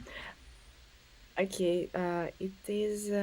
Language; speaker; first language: English; non-native, learner; Russian